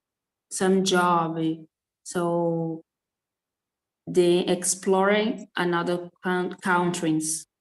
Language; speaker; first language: English; non-native, learner; Portuguese